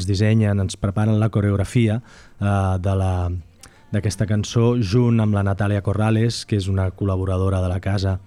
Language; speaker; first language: Catalan; native; Catalan